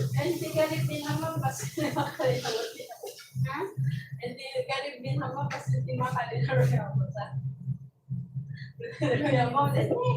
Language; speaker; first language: Arabic; non-native, learner; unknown